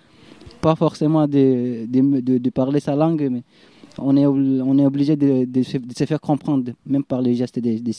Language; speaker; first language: French; non-native, fluent; Arabic